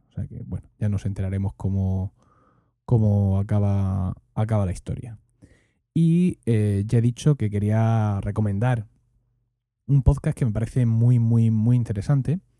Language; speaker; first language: Spanish; native; Spanish